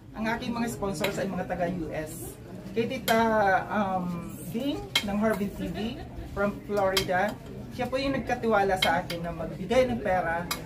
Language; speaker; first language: Filipino; non-native, local second language; Waray